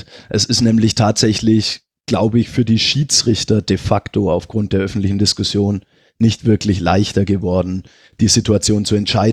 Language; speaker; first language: German; native; German